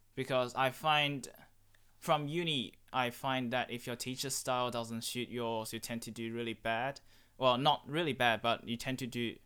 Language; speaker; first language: English; non-native, fluent; Chinese